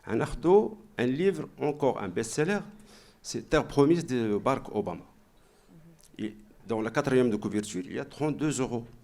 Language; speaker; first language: French; non-native, local second language; Arabic